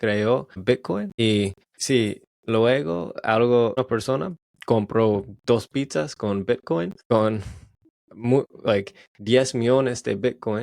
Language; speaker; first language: Spanish; non-native, learner; English